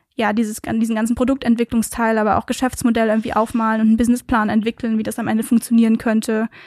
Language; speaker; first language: German; native; German